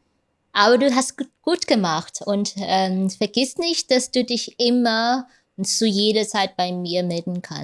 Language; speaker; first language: German; non-native, fluent; Vietnamese